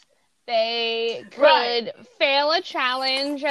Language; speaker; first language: English; native; English